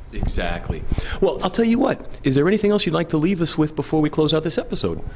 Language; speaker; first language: English; native; English